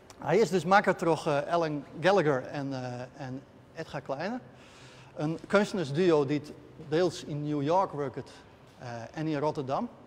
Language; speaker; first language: Dutch; non-native, local second language; Western Frisian